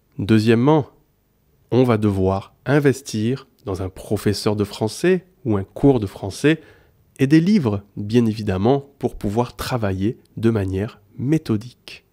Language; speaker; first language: French; native; French